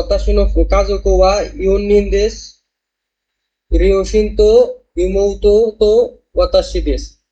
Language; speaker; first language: Japanese; non-native, learner; Bangla